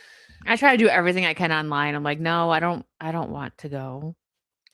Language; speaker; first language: English; native; English